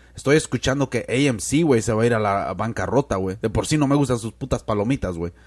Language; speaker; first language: Spanish; early bilingual, heritage; Spanish